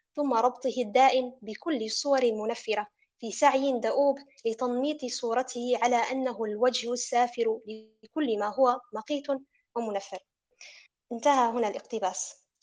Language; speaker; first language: Arabic; native; Arabic